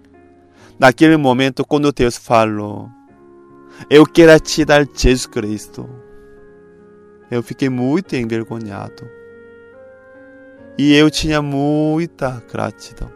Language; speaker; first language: Portuguese; non-native, fluent; Korean